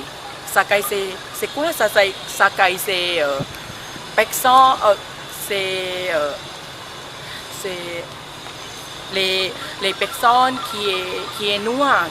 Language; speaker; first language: French; non-native, learner; Thai